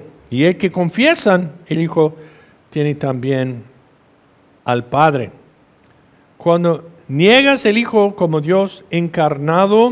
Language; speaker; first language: Spanish; non-native, fluent; English